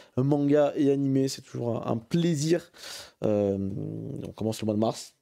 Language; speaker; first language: French; native; French